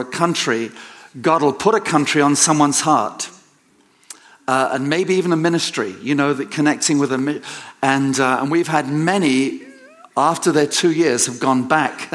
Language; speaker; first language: English; native; English